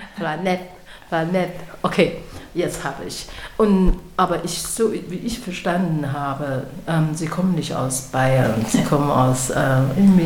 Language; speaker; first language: German; non-native, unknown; Chinese